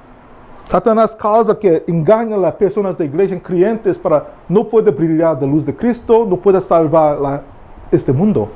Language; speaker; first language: Spanish; non-native, learner; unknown